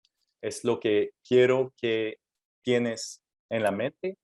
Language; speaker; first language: Spanish; non-native, fluent; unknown